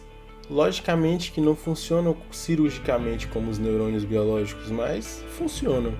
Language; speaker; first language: Portuguese; native; Portuguese